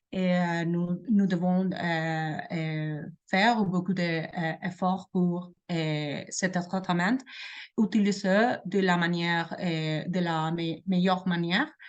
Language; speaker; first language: French; non-native, learner; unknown